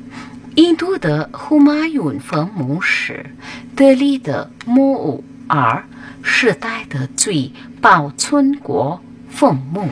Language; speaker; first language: Chinese; non-native, fluent; Hindi